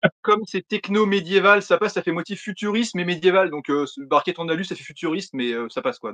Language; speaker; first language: French; native; French